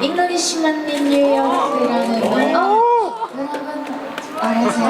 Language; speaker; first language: Korean; non-native, fluent; Japanese